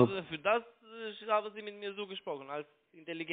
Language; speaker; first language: German; non-native, learner; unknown